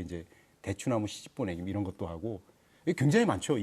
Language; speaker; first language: Korean; native; Korean